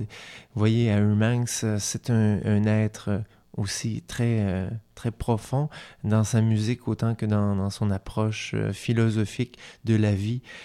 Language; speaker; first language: French; native; French